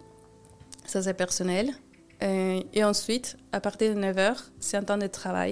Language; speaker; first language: French; non-native, fluent; Spanish